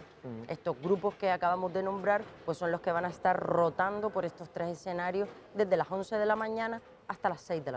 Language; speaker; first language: Spanish; native; Spanish